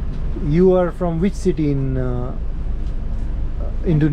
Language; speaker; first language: English; non-native, learner; Urdu